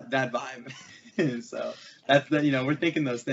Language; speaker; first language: English; native; English